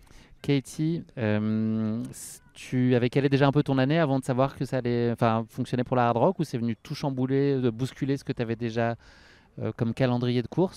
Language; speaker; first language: French; native; French